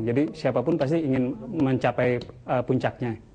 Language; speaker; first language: Indonesian; native; Indonesian